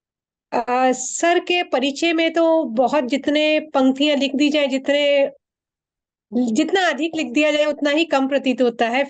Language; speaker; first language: Hindi; non-native, local second language; Morisyen